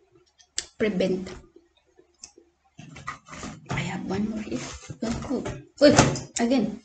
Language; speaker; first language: English; non-native, local second language; Cebuano